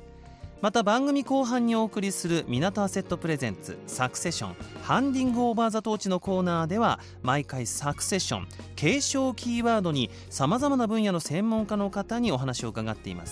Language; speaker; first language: Japanese; native; Japanese